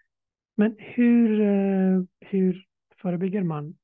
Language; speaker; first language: Swedish; non-native, fluent; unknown